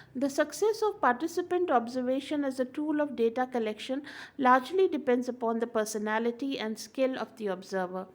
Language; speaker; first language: English; non-native, local second language; Hindi